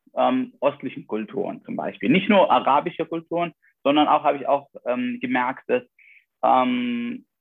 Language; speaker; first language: German; non-native, fluent; Arabic